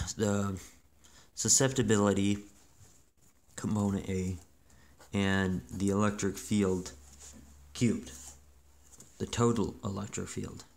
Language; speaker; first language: English; native; English